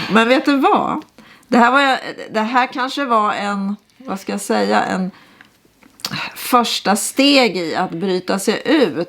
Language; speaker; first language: Swedish; native; Swedish